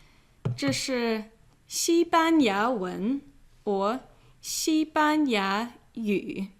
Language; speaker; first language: Chinese; non-native, fluent; English